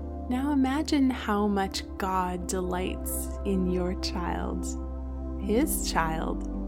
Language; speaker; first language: English; native; English